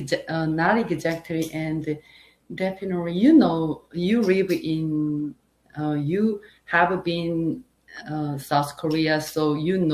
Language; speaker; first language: English; non-native, learner; Korean